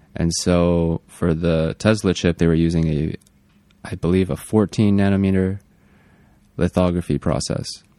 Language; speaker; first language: English; native; English